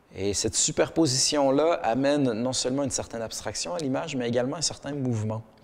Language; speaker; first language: French; early bilingual, other home language; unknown